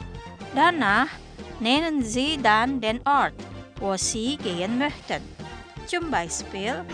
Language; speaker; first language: German; non-native, fluent; Indonesian